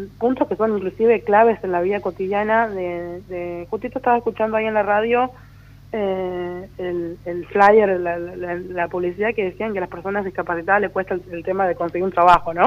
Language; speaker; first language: Spanish; native; Spanish